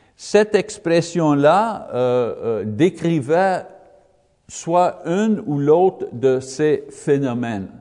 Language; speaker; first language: French; non-native, learner; English